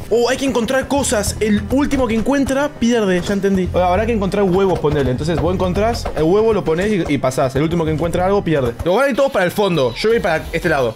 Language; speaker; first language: Spanish; early bilingual, other home language; Chinese